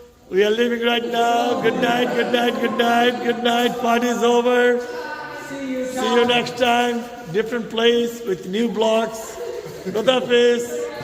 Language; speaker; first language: English; non-native, local second language; Bangla